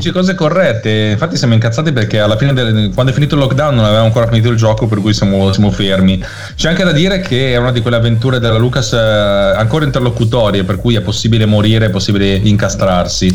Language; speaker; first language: Italian; native; Italian